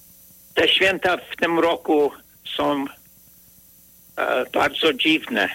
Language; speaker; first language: Polish; early bilingual, heritage; Polish